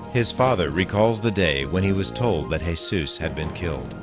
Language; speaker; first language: English; native; English